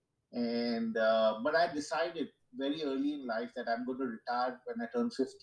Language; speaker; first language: English; non-native, local second language; Sindhi